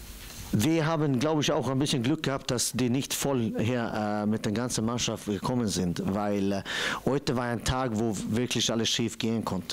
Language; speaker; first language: German; non-native, fluent; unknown